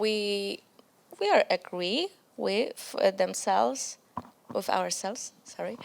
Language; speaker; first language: English; non-native, learner; Polish